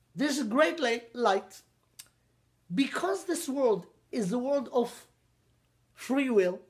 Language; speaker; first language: English; non-native, fluent; Hebrew